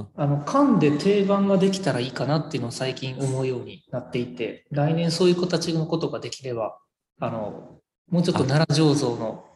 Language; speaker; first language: Japanese; native; Japanese